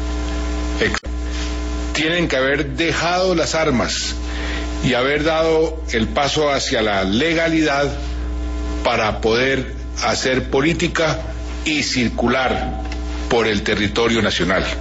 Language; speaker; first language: Spanish; native; Spanish